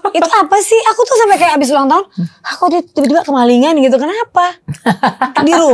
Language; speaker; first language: Indonesian; native; Indonesian